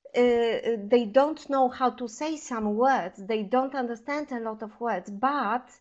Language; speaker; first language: English; non-native, fluent; Polish